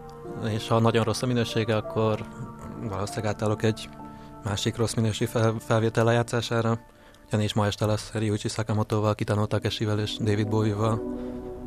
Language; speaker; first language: Hungarian; native; Hungarian